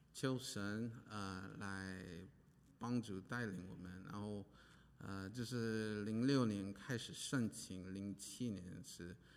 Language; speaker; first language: Chinese; non-native, fluent; English